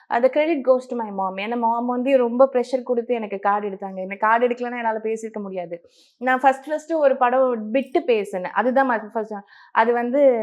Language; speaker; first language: Tamil; native; Tamil